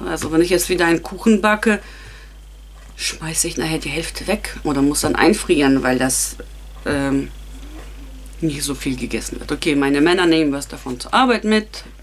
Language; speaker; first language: German; non-native, fluent; Russian